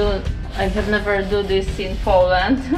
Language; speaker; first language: English; non-native, learner; Polish